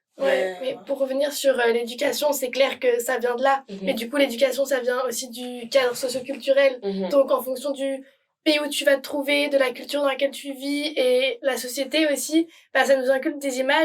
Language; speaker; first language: French; native; French